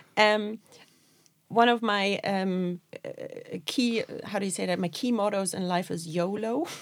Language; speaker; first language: English; non-native, fluent; German